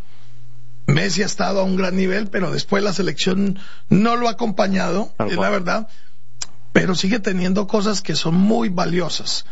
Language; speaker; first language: Spanish; native; Spanish